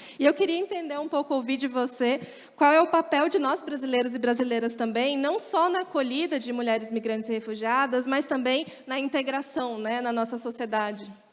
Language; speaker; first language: Portuguese; native; Portuguese